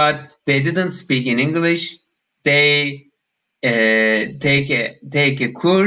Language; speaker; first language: English; non-native, learner; Turkish